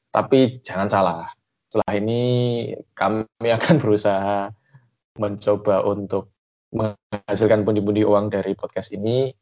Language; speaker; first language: Indonesian; native; Indonesian